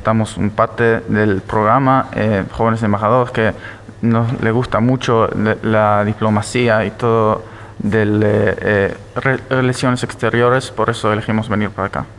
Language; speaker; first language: Spanish; early bilingual, heritage; Spanish